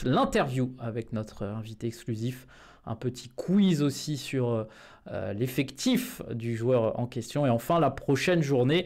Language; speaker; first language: French; native; French